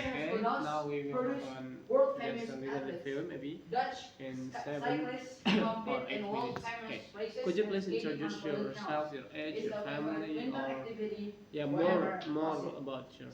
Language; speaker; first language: English; non-native, learner; Indonesian